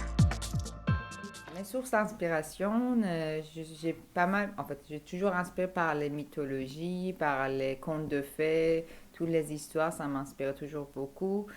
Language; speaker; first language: French; non-native, fluent; Persian